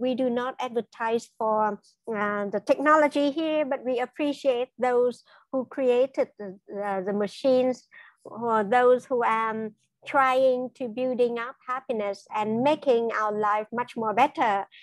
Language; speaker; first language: English; non-native, fluent; Vietnamese